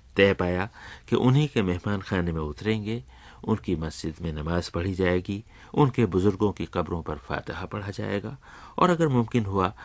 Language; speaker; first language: Urdu; native; Urdu